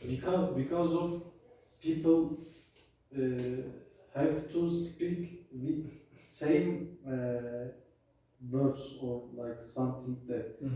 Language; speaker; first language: English; non-native, learner; Turkish